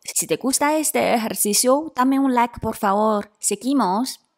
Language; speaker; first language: Spanish; non-native, fluent; Chinese